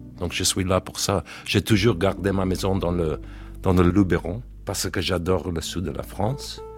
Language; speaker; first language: French; non-native, learner; English